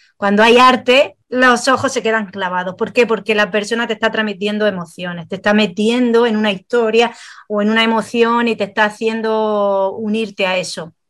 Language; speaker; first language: Spanish; native; Spanish